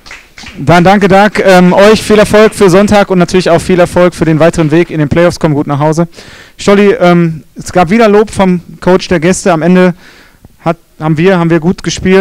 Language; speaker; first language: German; native; German